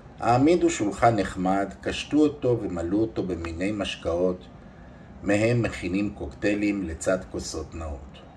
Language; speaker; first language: Hebrew; native; Hebrew